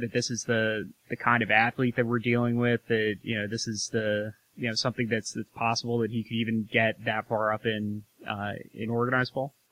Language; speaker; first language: English; native; English